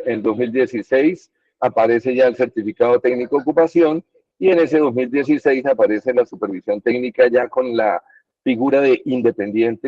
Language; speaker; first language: Spanish; native; Spanish